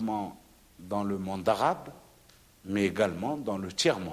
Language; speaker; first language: French; non-native, local second language; Arabic